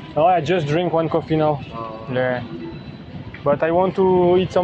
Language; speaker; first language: English; non-native, learner; French